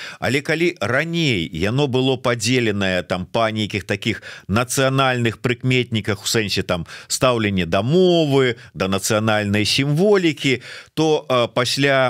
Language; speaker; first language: Belarusian; non-native, local second language; Russian